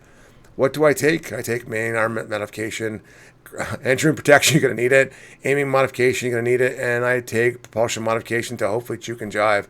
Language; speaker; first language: English; native; English